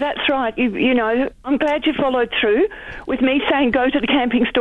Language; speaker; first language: English; native; English